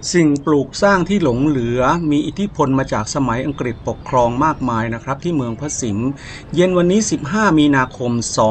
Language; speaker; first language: Thai; native; Thai